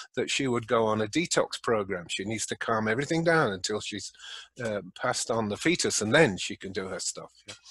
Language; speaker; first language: English; native; English